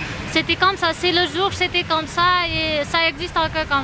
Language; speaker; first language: French; non-native, learner; Nepali